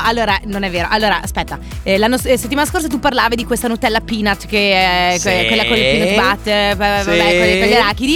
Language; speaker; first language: Italian; native; Italian